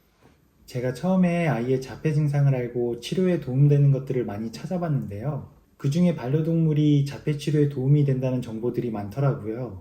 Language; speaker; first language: Korean; native; Korean